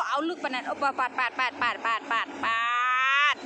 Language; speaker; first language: Thai; non-native, local second language; Khmer